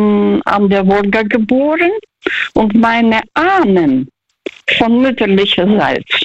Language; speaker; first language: German; early bilingual, heritage; Russian